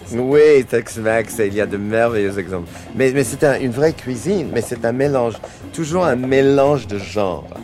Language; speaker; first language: French; non-native, fluent; English